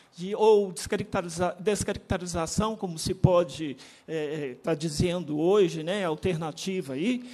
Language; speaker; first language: Portuguese; native; Portuguese